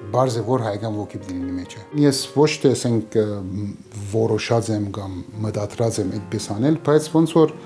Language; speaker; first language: Armenian; early bilingual, heritage; Armenian